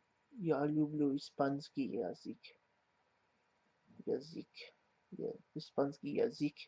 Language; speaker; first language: Polish; non-native, learner; English